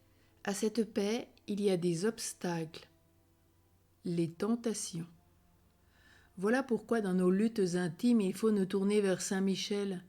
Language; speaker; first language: French; native; French